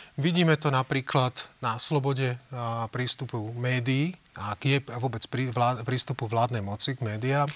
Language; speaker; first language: Slovak; native; Slovak